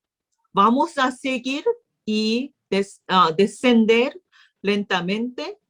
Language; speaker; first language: Spanish; non-native, learner; Korean